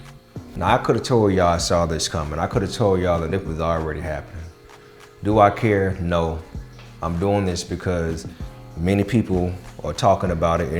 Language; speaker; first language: English; native; English